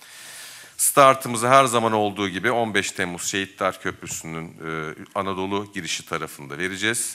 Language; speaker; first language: Turkish; native; Turkish